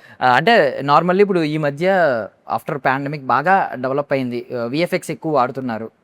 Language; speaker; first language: Telugu; native; Telugu